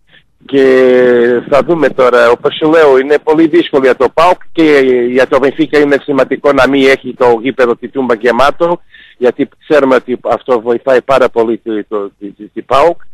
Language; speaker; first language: Greek; non-native, fluent; Portuguese